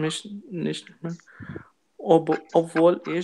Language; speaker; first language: German; non-native, learner; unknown